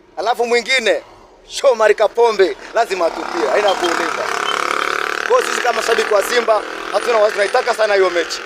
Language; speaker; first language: Swahili; native; Swahili